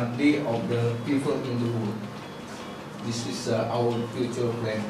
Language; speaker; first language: English; non-native, learner; Indonesian